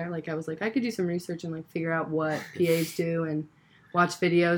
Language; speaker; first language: English; native; English